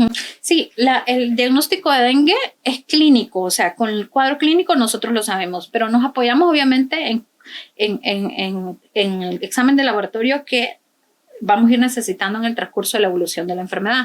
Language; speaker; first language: Spanish; native; Spanish